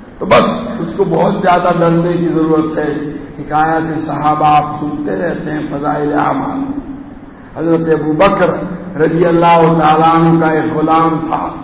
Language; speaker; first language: Urdu; non-native, local second language; Gujarati